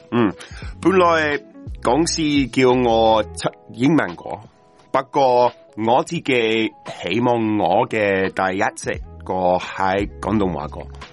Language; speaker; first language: Cantonese; non-native, learner; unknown